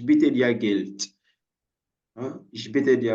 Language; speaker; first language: German; non-native, fluent; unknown